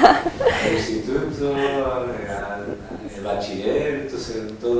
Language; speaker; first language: Spanish; non-native, fluent; Portuguese